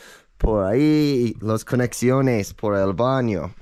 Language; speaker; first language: Spanish; non-native, fluent; English